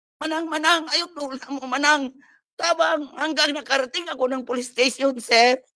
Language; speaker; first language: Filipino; non-native, local second language; Cebuano